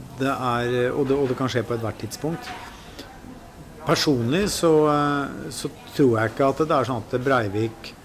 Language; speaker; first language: Norwegian; native; Norwegian